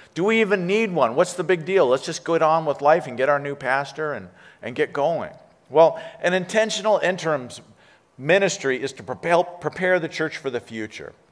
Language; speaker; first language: English; native; English